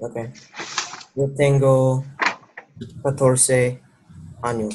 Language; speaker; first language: Spanish; non-native, learner; English